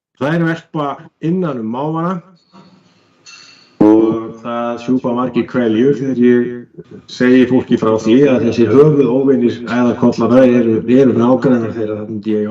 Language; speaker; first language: Icelandic; native; Icelandic